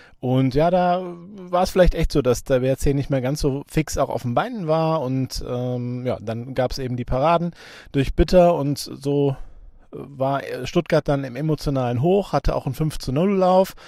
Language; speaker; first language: German; native; German